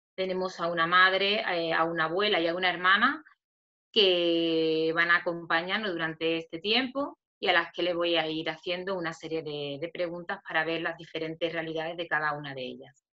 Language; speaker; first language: Spanish; native; Spanish